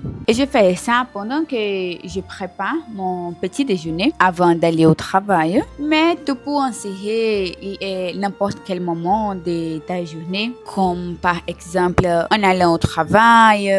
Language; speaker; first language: French; non-native, learner; Portuguese